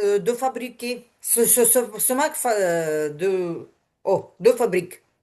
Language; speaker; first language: French; non-native, learner; Ukrainian